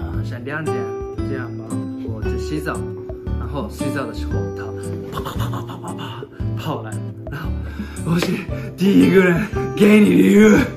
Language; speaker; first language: Chinese; non-native, learner; Japanese